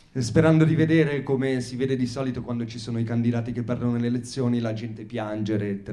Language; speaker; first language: Italian; native; Italian